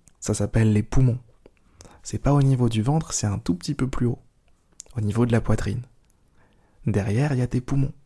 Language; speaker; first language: French; native; French